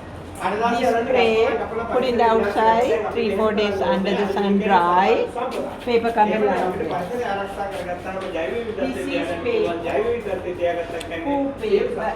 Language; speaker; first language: English; non-native, learner; Sinhala